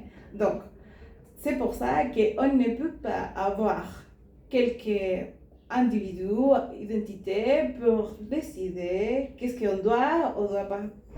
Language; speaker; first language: French; non-native, learner; Spanish